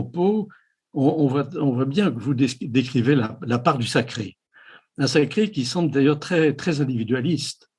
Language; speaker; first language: French; native; French